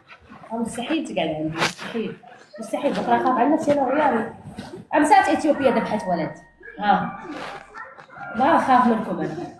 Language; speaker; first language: Arabic; non-native, local second language; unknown